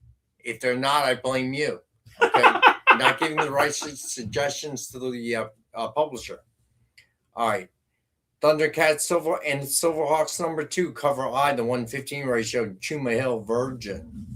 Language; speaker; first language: English; native; English